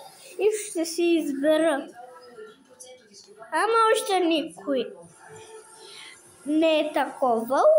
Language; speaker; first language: Bulgarian; early bilingual, heritage; Bulgarian